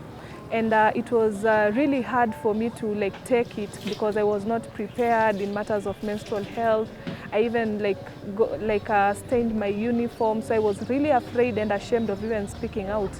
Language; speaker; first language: English; non-native, local second language; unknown